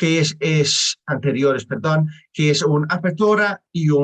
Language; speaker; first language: Spanish; non-native, learner; English